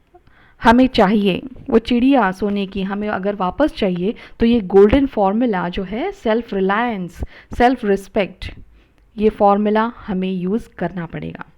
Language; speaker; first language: Hindi; non-native, local second language; Marathi